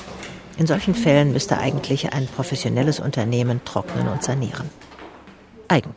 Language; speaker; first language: German; native; German